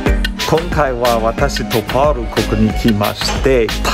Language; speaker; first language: Japanese; non-native, learner; English